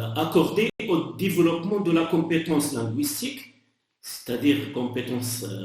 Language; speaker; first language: French; non-native, local second language; Arabic